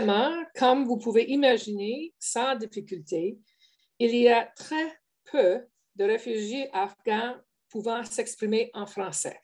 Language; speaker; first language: French; native; French